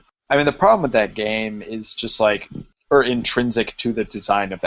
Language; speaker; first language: English; native; English